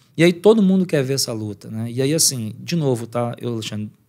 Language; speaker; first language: Portuguese; native; Portuguese